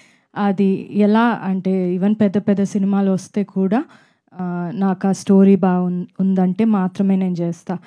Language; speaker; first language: Telugu; non-native, fluent; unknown